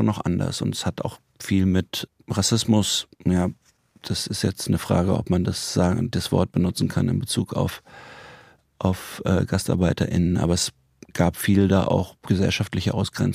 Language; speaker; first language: German; native; German